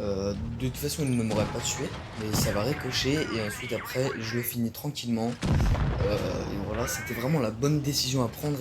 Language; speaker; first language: French; native; French